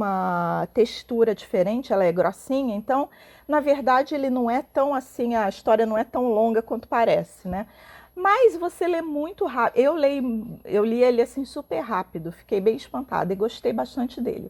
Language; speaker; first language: Portuguese; native; Portuguese